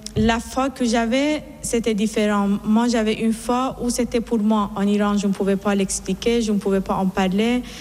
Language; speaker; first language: French; non-native, fluent; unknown